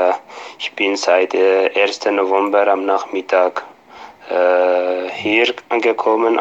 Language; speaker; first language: German; non-native, fluent; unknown